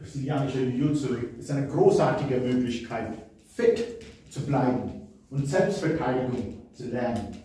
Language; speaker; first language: German; non-native, fluent; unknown